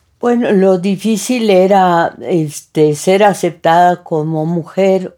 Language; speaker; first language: Spanish; early bilingual, other home language; French